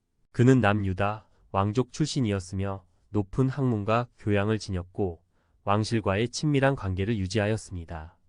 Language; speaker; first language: Korean; native; Korean